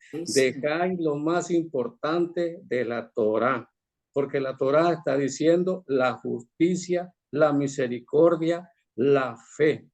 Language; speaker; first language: Spanish; native; Spanish